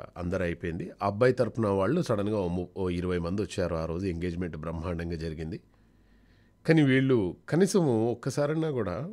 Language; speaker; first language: Telugu; native; Telugu